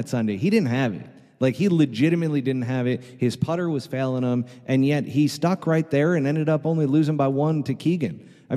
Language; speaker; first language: English; native; English